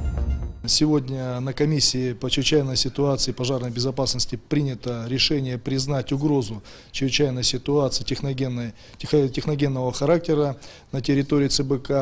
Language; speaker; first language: Russian; native; Russian